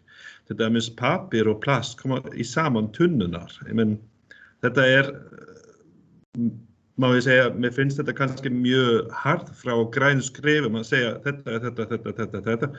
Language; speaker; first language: Icelandic; non-native, learner; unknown